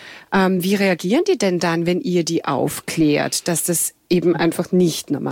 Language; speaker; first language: German; native; German